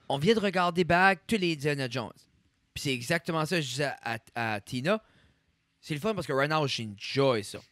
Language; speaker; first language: French; native; French